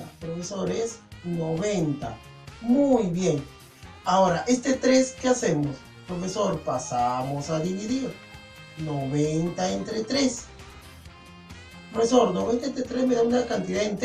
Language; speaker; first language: Spanish; native; Spanish